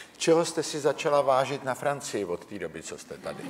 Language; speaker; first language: Czech; native; Czech